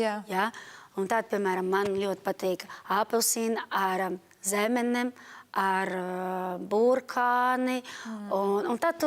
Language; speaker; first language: Latvian; non-native, learner; Portuguese